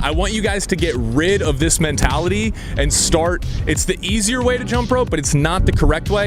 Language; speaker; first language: English; native; English